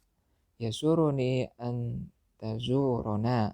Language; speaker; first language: Arabic; non-native, fluent; Indonesian